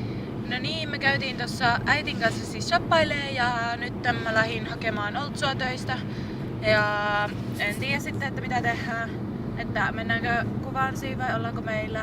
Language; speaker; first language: Finnish; native; Finnish